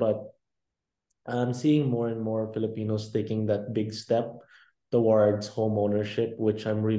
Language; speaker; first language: English; non-native, local second language; Filipino